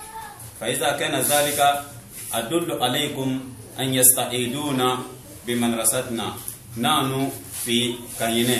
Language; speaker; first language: Arabic; non-native, learner; Dyula